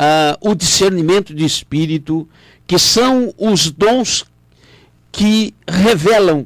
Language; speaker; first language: Portuguese; native; Portuguese